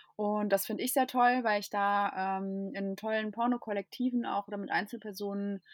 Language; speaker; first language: German; non-native, fluent; English